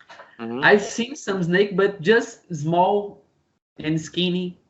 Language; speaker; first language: English; non-native, learner; Portuguese